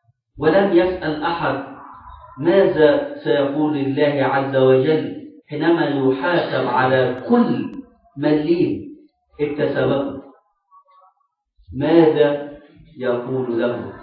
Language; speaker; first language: Arabic; native; Arabic